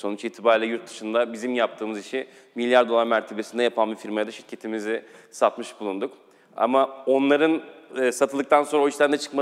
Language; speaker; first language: Turkish; native; Turkish